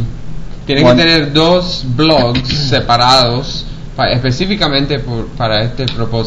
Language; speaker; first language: Spanish; early bilingual, heritage; Spanish